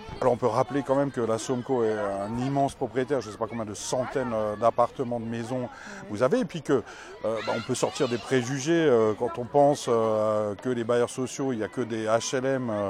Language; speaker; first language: French; native; French